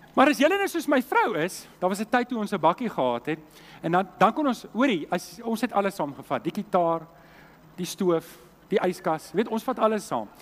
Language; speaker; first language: Afrikaans; native; Afrikaans